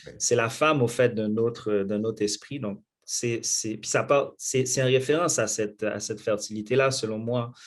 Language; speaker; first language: French; non-native, local second language; Haitian Creole